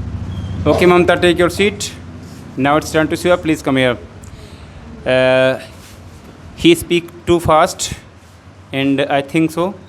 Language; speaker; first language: English; non-native, learner; Hindi